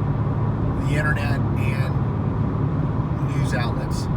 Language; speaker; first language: English; native; English